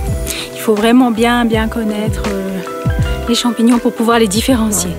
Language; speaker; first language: French; native; French